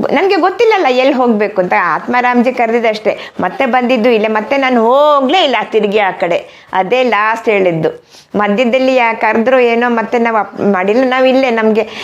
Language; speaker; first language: Kannada; non-native, fluent; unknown